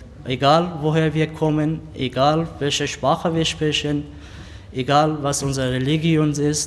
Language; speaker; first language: German; non-native, learner; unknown